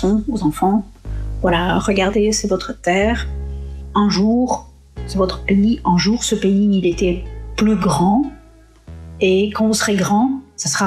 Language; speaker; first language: French; non-native, fluent; Russian